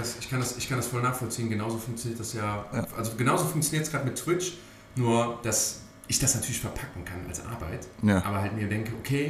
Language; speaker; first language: German; native; German